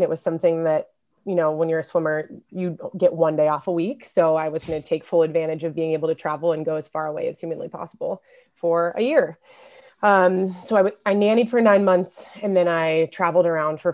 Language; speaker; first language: English; native; English